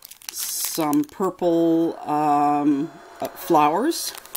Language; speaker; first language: English; native; English